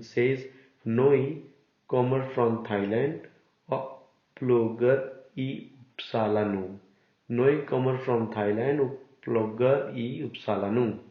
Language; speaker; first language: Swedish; non-native, learner; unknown